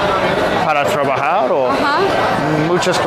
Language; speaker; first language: Spanish; non-native, learner; English